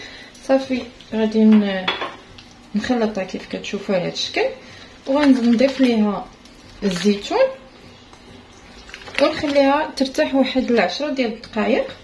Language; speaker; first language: Arabic; native; Arabic